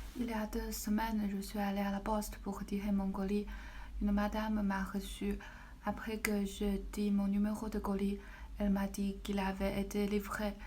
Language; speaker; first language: French; non-native, learner; Chinese